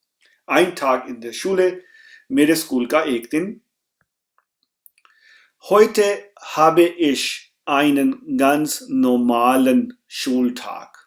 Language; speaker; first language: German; non-native, fluent; Urdu